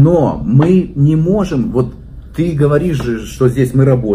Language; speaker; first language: Russian; native; Russian